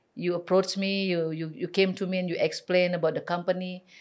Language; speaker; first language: English; non-native, fluent; Balinese